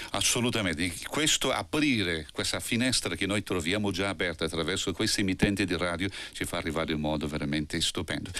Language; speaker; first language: Italian; non-native, fluent; Portuguese